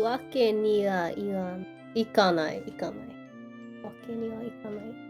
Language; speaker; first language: Japanese; non-native, learner; English